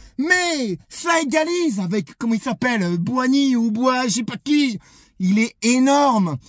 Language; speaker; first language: French; native; French